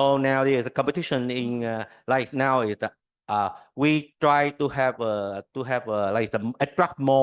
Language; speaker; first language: English; non-native, learner; Vietnamese